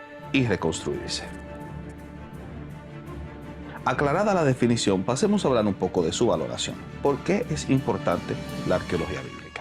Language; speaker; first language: Spanish; native; Spanish